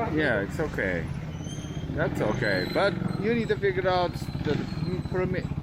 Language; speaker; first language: English; non-native, learner; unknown